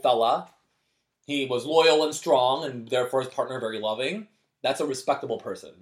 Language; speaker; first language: English; early bilingual, other home language; Korean